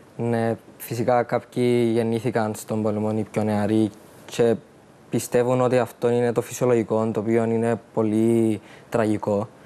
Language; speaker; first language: Greek; early bilingual, other home language; Arabic